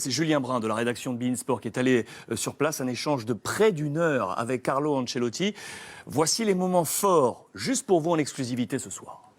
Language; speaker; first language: French; native; French